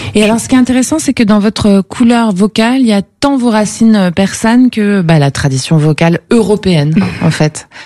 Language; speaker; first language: French; native; French